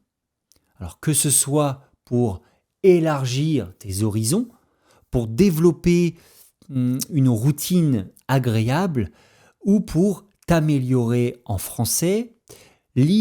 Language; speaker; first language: French; native; French